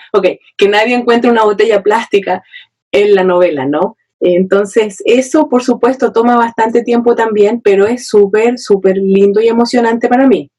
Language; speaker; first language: Spanish; native; Spanish